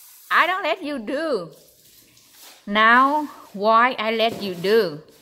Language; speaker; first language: English; non-native, learner; Vietnamese